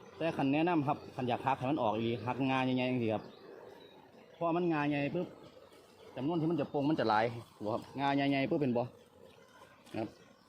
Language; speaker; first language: Thai; native; Thai